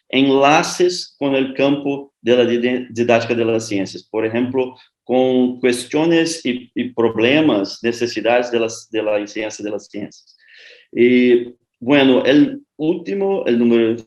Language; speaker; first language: Spanish; non-native, fluent; Portuguese